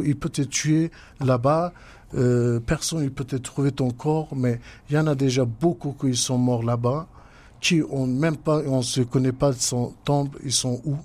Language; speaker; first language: French; non-native, learner; Kurdish